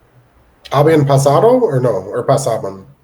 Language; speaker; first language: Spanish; non-native, learner; English